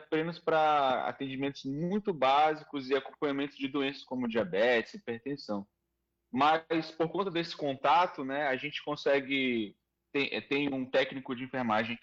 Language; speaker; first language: Portuguese; native; Portuguese